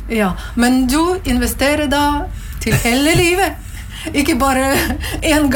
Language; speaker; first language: Norwegian; non-native, learner; Latvian